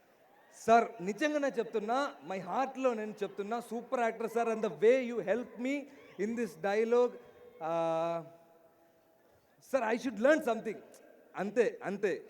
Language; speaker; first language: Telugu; non-native, learner; Malayalam